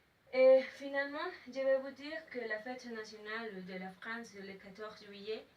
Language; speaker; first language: French; non-native, learner; Spanish